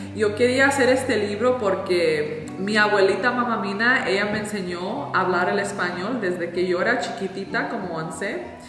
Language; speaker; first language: Spanish; early bilingual, heritage; Spanish